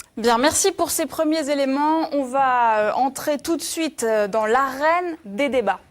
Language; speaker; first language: French; native; French